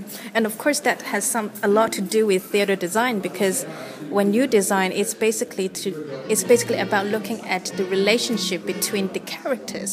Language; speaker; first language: English; non-native, local second language; Cantonese